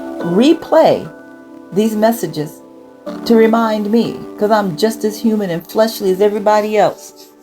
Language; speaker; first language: English; native; English